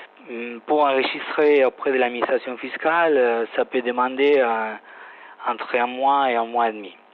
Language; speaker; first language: French; non-native, fluent; Spanish